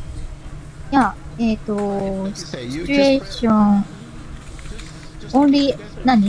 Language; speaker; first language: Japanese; non-native, learner; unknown